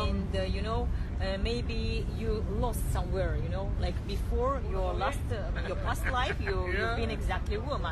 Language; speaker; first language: English; non-native, learner; Russian